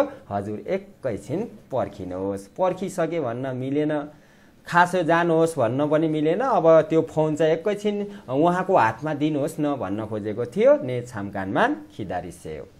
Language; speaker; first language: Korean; non-native, learner; Nepali